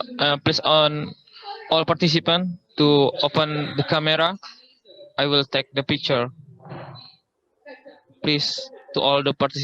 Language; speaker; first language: English; non-native, learner; Indonesian